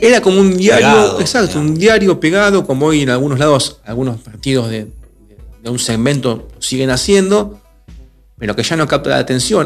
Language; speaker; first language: Spanish; native; Spanish